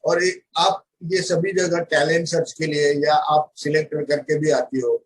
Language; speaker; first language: Hindi; non-native, local second language; Marathi